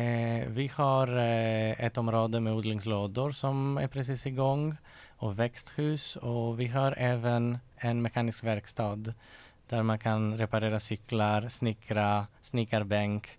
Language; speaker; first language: Swedish; non-native, fluent; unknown